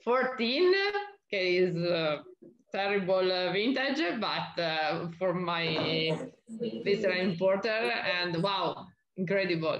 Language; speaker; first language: English; non-native, learner; Italian